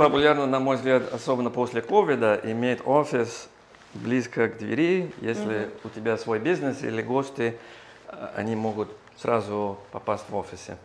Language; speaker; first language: Russian; non-native, fluent; English